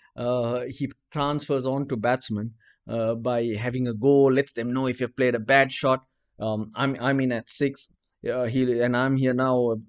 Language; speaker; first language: English; non-native, local second language; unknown